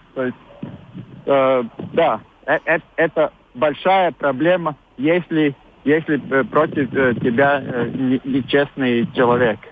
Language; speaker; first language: Russian; non-native, local second language; Latvian